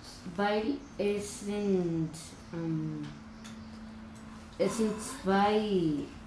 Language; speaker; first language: German; non-native, learner; Spanish